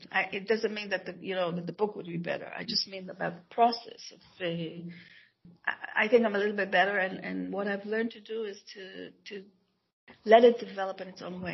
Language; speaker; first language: English; non-native, fluent; Hebrew